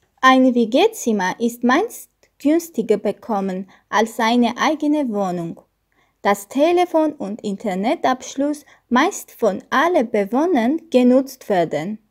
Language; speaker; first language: German; non-native, learner; Armenian